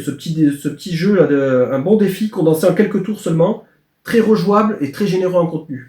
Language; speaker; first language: French; native; French